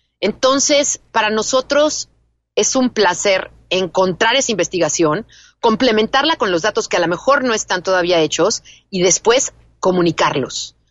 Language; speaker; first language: Spanish; native; Spanish